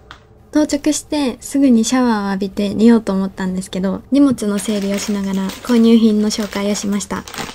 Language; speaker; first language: Japanese; native; Japanese